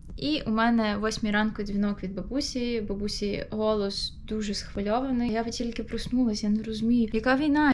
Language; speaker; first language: Ukrainian; native; Ukrainian